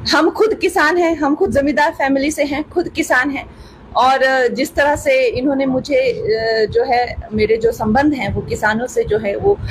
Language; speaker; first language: Hindi; native; Hindi